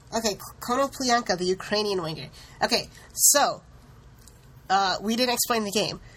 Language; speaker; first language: English; early bilingual, other home language; Hindi